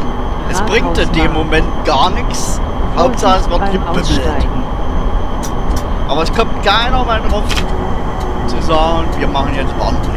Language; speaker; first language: German; native; German